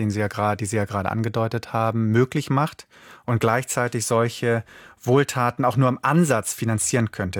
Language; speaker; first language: German; native; German